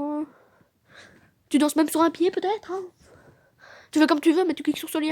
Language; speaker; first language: French; native; French